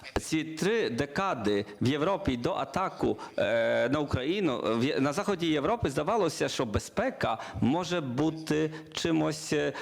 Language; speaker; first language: Ukrainian; non-native, learner; Polish